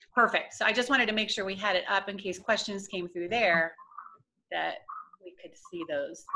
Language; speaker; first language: English; native; English